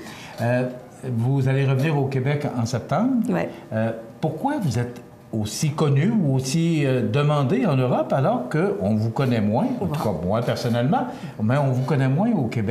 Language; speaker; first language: French; native; French